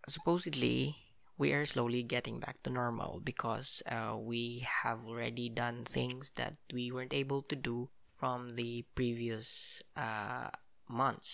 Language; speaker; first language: English; non-native, local second language; Cebuano